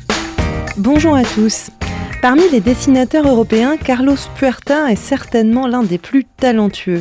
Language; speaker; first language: French; native; French